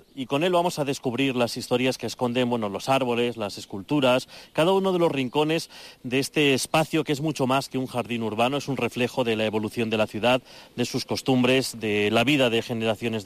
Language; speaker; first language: Spanish; native; Spanish